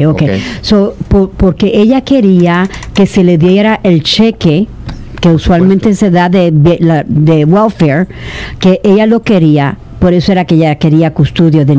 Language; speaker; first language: Spanish; native; Spanish